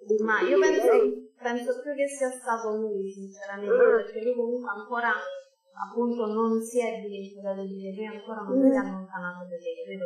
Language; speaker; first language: Italian; native; Italian